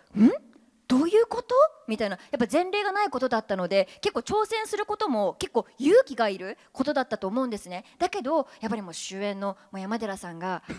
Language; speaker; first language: Japanese; native; Japanese